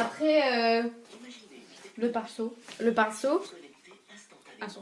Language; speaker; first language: French; native; French